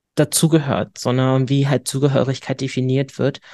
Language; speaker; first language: German; native; German